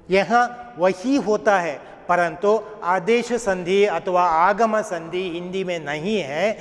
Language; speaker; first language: Hindi; non-native, local second language; Kannada